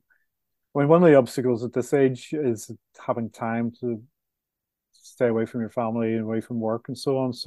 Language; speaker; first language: English; native; English